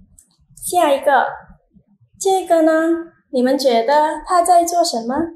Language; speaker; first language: Chinese; non-native, fluent; Indonesian